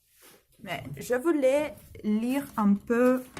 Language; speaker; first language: French; non-native, learner; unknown